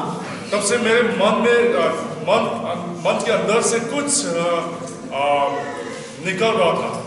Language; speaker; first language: Hindi; non-native, local second language; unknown